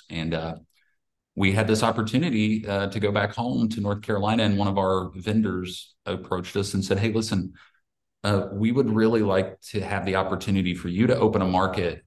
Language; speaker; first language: English; native; English